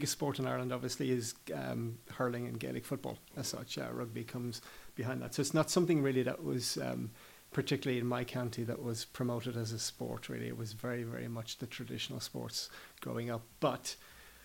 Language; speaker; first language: English; native; English